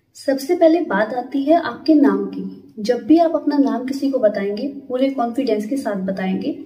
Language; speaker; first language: Hindi; native; Hindi